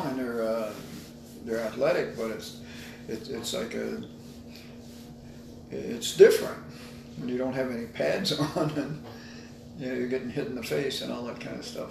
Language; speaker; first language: English; native; English